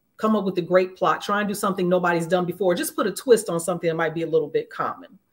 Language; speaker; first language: English; native; English